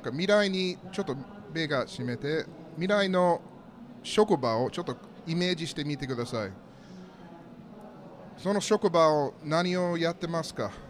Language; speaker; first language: Japanese; non-native, learner; English